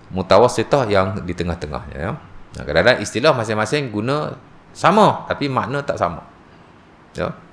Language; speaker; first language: Malay; native; Malay